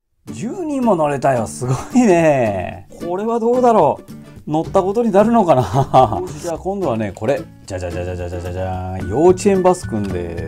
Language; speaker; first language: Japanese; native; Japanese